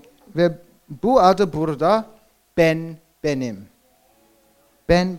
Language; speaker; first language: Turkish; non-native, fluent; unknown